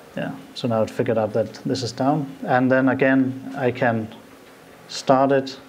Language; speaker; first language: English; non-native, fluent; Danish